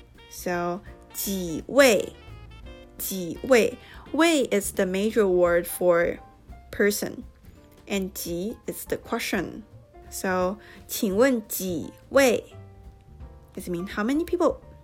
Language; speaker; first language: English; non-native, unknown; Chinese